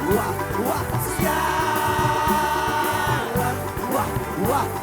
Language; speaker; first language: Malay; non-native, local second language; Javanese